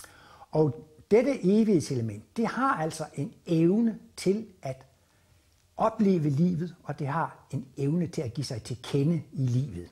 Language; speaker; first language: Danish; native; Danish